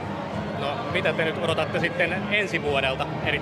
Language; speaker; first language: Finnish; native; Finnish